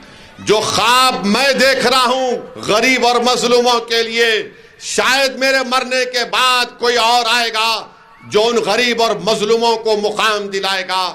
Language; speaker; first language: Urdu; native; Urdu